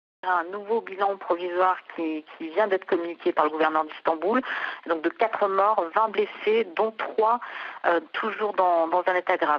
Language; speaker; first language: French; native; French